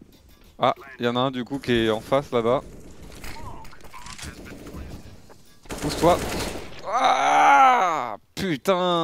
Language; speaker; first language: French; native; French